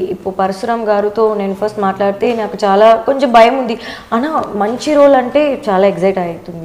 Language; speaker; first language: Telugu; non-native, learner; Tamil